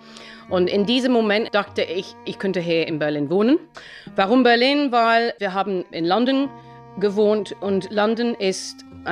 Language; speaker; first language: German; non-native, fluent; English